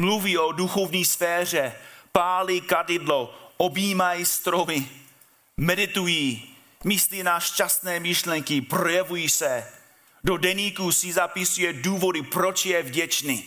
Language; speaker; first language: Czech; non-native, fluent; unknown